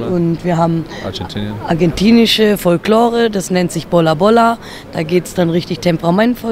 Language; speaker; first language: German; native; German